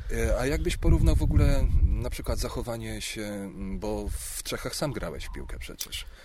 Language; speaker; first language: Polish; native; Polish